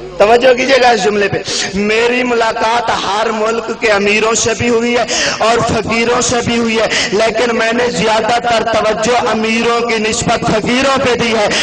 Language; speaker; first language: Urdu; non-native, local second language; Saraiki